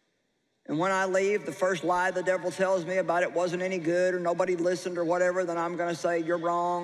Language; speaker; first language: English; native; English